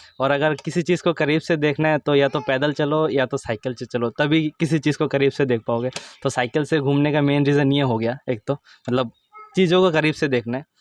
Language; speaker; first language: Hindi; non-native, local second language; Assamese